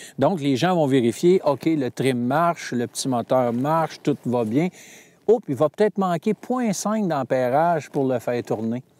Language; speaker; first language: French; native; French